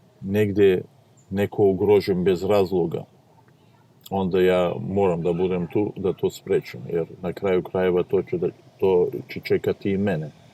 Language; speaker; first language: Serbian; non-native, fluent; Ossetic